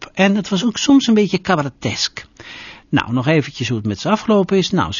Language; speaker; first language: Dutch; native; Dutch